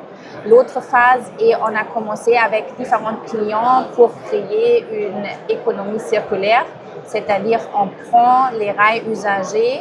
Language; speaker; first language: French; non-native, fluent; German